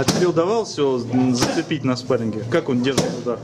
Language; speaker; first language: Russian; native; Russian